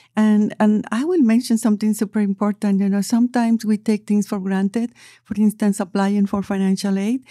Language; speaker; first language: English; non-native, fluent; Spanish